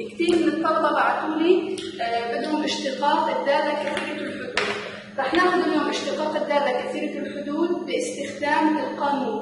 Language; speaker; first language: Arabic; native; Arabic